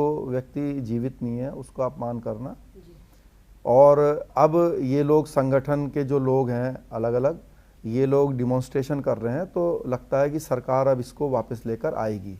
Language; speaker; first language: Hindi; native; Hindi